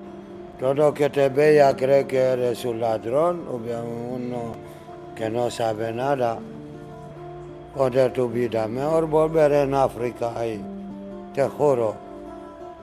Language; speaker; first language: Spanish; non-native, learner; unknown